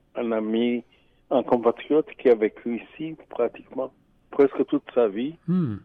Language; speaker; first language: French; non-native, local second language; Rundi